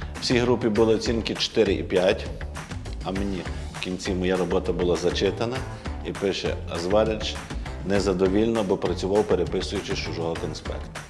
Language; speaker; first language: Ukrainian; native; Ukrainian